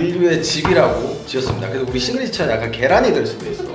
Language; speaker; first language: Korean; native; Korean